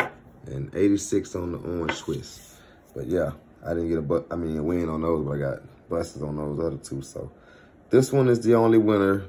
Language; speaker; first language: English; native; English